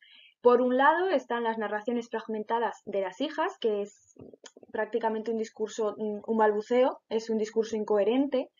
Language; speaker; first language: Spanish; native; Spanish